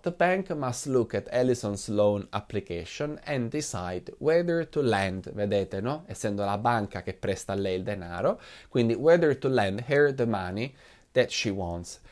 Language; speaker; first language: English; non-native, fluent; Italian